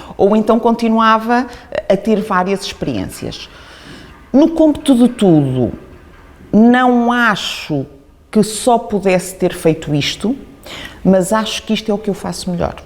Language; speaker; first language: Portuguese; native; Portuguese